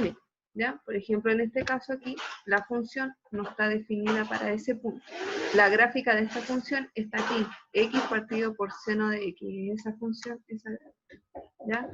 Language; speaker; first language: Spanish; native; Spanish